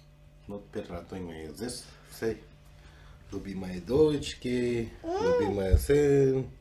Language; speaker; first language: Russian; non-native, local second language; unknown